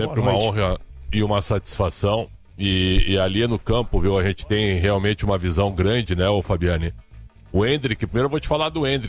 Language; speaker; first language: Portuguese; native; Portuguese